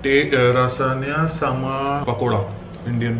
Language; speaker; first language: Indonesian; non-native, learner; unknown